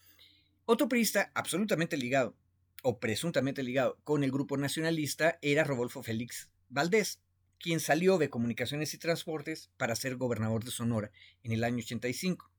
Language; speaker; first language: Spanish; native; Spanish